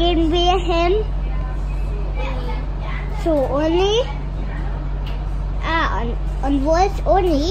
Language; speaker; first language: German; early bilingual, other home language; Indonesian